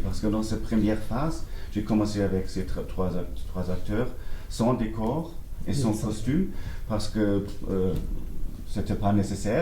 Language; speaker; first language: French; non-native, learner; German